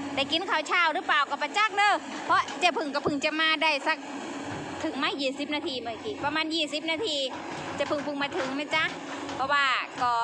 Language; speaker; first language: Thai; non-native, local second language; Khmer